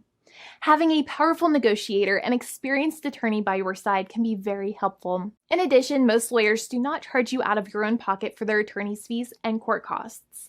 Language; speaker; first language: English; native; English